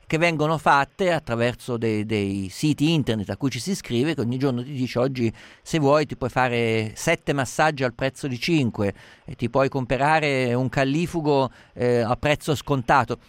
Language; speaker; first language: Italian; native; Italian